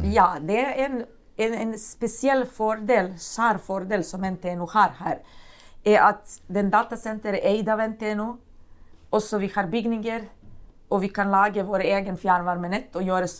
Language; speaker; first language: Norwegian; non-native, fluent; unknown